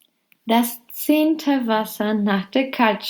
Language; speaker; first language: German; non-native, learner; Polish